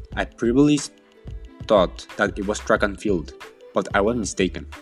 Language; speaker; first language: English; non-native, fluent; Spanish